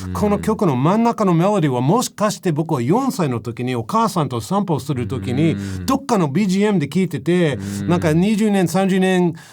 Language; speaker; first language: Japanese; non-native, fluent; English